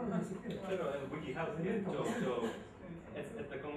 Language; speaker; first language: Spanish; non-native, learner; English